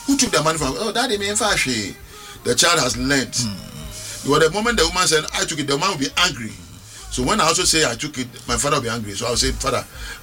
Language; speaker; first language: English; non-native, local second language; Akan